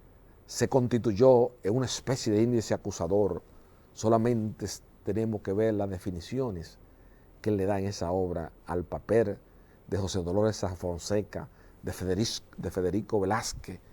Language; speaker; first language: Spanish; native; Spanish